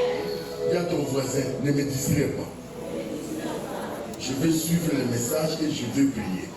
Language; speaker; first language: French; non-native, local second language; Lingala